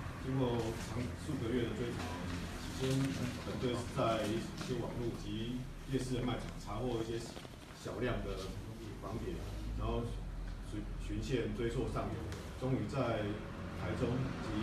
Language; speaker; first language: Chinese; native; Chinese